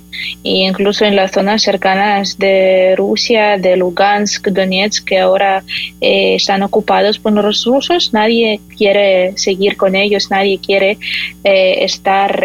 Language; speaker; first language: Spanish; non-native, fluent; Ukrainian